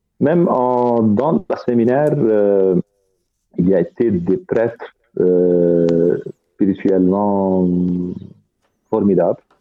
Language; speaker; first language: French; non-native, fluent; Arabic